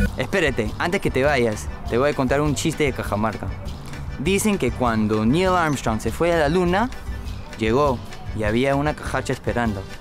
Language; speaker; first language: Spanish; non-native, fluent; English